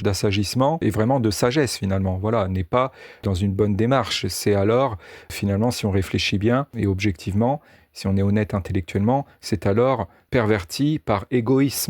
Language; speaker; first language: French; native; French